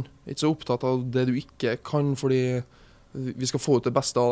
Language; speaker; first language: Norwegian; native; Norwegian